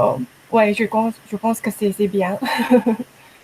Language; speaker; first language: French; non-native, learner; Chinese